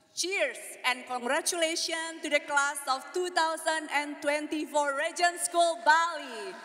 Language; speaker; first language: English; non-native, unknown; Indonesian